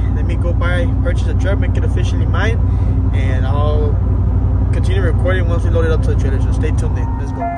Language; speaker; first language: English; early bilingual, other home language; Spanish